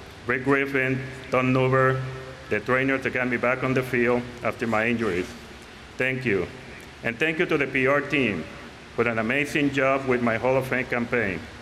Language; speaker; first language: English; non-native, local second language; Spanish